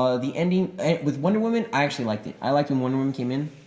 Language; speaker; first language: English; native; English